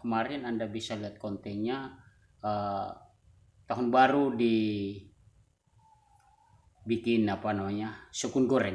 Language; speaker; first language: Indonesian; non-native, local second language; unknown